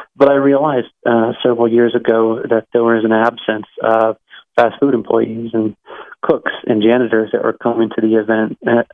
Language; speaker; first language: English; native; English